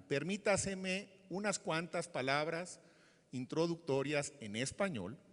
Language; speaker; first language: Spanish; native; Spanish